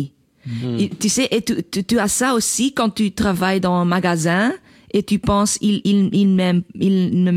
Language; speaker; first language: French; non-native, local second language; Dutch